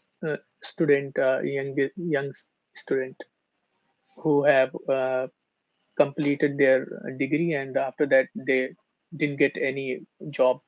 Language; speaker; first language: English; non-native, learner; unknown